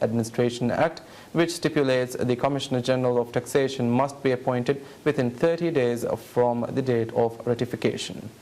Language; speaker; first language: English; non-native, local second language; Divehi